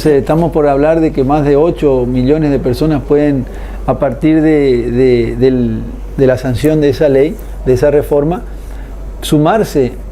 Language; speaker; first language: Spanish; native; Spanish